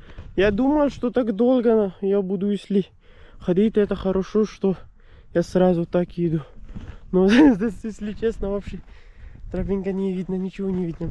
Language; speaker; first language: Russian; non-native, learner; Urdu